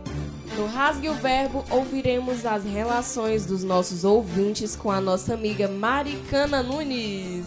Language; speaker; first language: Portuguese; native; Portuguese